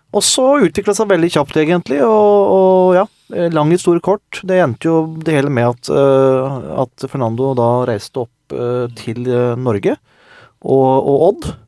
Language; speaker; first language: Norwegian; native; Norwegian